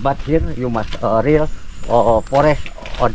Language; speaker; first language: English; non-native, learner; Indonesian